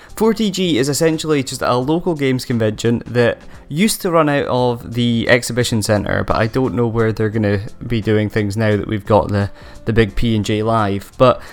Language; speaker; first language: English; native; English